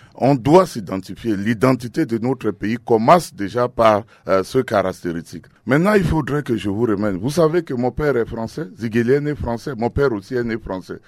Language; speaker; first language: French; non-native, local second language; Sango